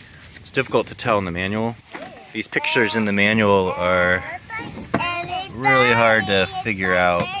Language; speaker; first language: English; native; English